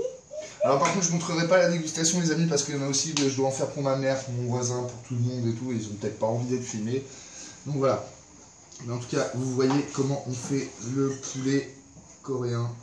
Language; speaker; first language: French; native; French